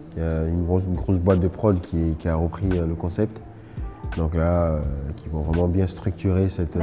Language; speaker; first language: French; early bilingual, other home language; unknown